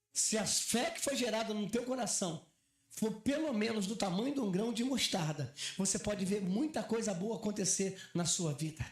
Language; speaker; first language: Portuguese; native; Portuguese